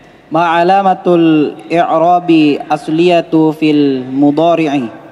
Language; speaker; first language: Arabic; non-native, learner; Indonesian